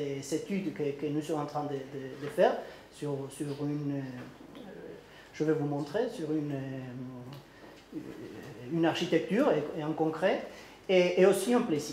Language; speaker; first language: French; non-native, learner; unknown